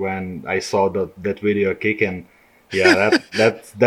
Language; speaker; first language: English; non-native, fluent; Ukrainian